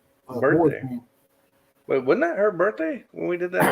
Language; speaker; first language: English; native; English